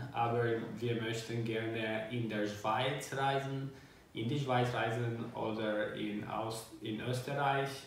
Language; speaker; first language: German; non-native, learner; Albanian